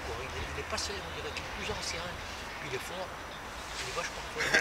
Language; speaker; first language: French; native; French